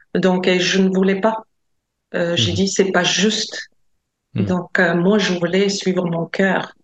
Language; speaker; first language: French; non-native, fluent; Latvian